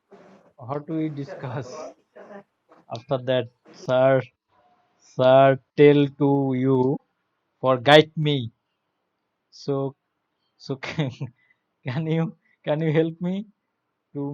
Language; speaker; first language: English; non-native, learner; Bangla